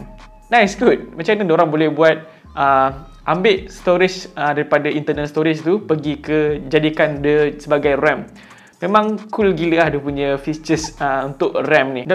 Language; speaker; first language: Malay; native; Malay